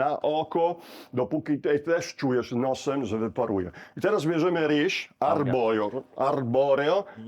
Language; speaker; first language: Polish; non-native, learner; Italian